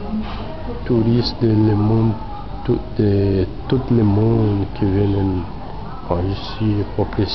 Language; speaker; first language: French; non-native, learner; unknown